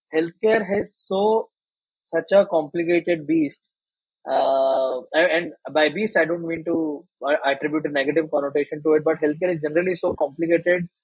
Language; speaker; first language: English; non-native, local second language; Hindi